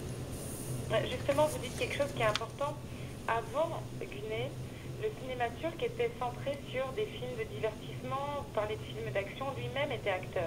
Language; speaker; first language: French; native; French